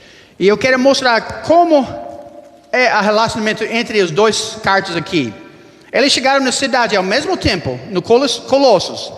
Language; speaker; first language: Portuguese; non-native, learner; English